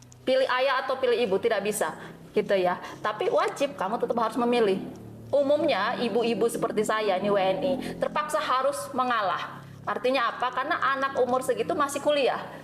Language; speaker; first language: Indonesian; native; Indonesian